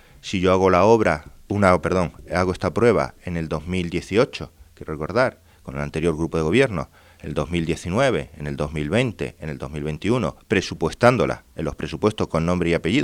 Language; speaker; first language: Spanish; native; Spanish